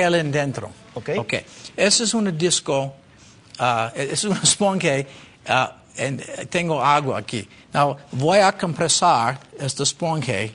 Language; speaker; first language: Spanish; non-native, learner; English